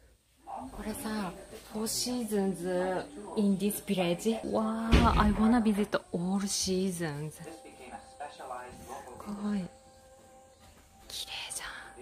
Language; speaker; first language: English; non-native, learner; Japanese